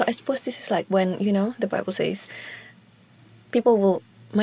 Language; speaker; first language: English; non-native, local second language; Chinese